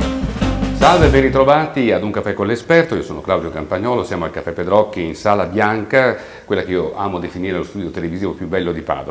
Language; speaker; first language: Italian; native; Italian